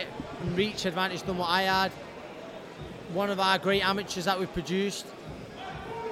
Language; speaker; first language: English; non-native, fluent; Ukrainian